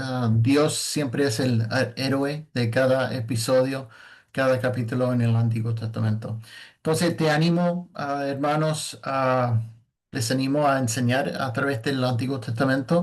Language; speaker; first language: Spanish; non-native, fluent; English